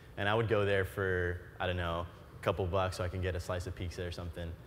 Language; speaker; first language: English; native; English